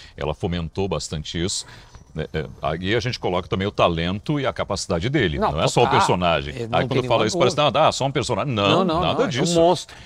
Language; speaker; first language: Portuguese; native; Portuguese